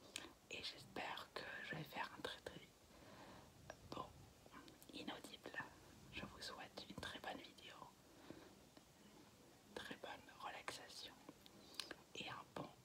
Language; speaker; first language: French; native; French